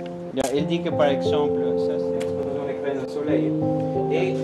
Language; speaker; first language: French; non-native, fluent; Spanish